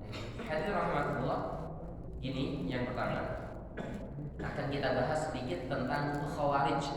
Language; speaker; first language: Indonesian; native; Indonesian